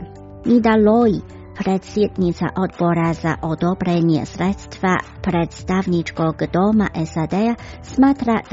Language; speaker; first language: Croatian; non-native, fluent; Chinese